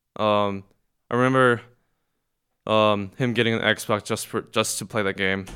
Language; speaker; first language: English; non-native, fluent; Korean